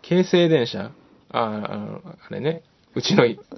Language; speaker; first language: Japanese; native; Japanese